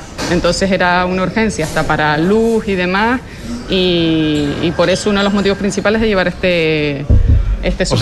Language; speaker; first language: Spanish; native; Spanish